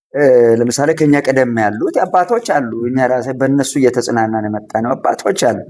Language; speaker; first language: Amharic; non-native, local second language; Sidamo